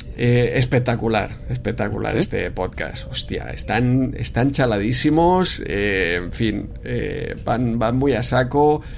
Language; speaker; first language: Spanish; native; Spanish